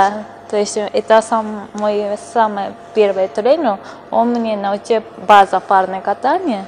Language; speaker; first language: Russian; non-native, fluent; Japanese